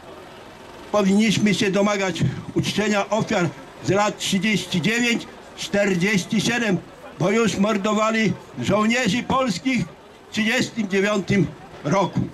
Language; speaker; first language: Polish; native; Polish